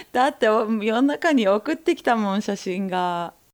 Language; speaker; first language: Japanese; early bilingual, heritage; Japanese